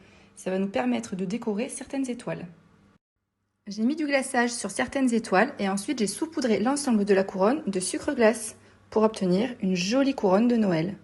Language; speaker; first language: French; native; French